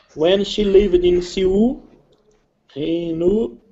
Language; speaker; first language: English; non-native, learner; Portuguese